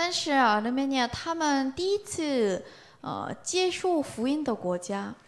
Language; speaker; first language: Chinese; non-native, learner; Korean